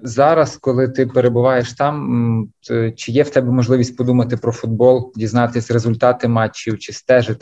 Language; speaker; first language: Ukrainian; native; Ukrainian